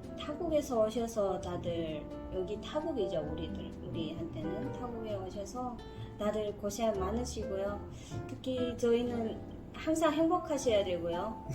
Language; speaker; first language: Korean; early bilingual, heritage; Korean